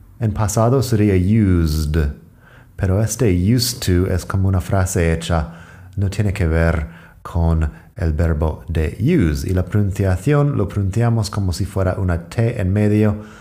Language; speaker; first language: Spanish; non-native, fluent; English